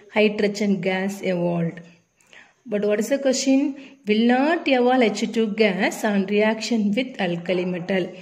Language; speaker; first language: English; non-native, local second language; Tamil